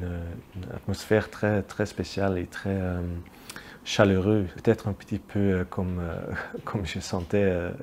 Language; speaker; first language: French; non-native, local second language; Dutch